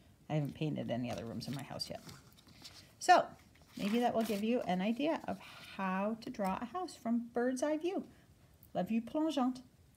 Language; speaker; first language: English; native; English